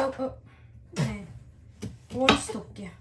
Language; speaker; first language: Dutch; non-native, learner; Indonesian